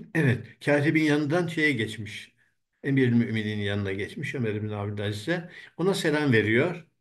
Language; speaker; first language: Turkish; native; Turkish